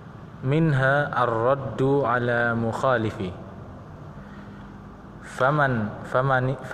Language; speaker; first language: Arabic; non-native, learner; Indonesian